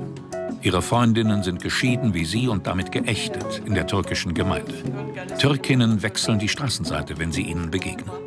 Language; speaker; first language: German; native; German